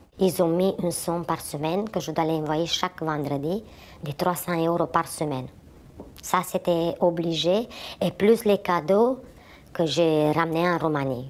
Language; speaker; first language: French; non-native, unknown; Romanian